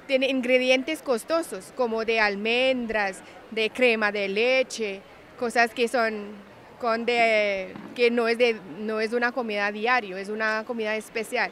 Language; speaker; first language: Spanish; non-native, fluent; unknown